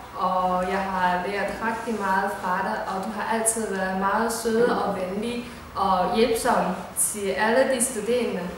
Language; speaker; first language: Danish; non-native, fluent; Chinese